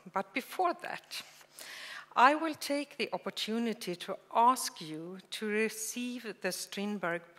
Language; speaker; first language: English; non-native, fluent; Swedish